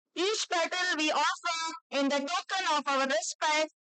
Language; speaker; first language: English; non-native, local second language; Kannada